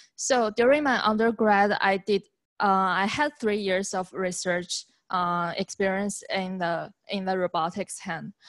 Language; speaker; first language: English; non-native, fluent; Chinese